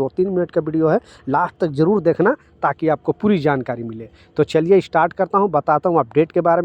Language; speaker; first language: Hindi; native; Hindi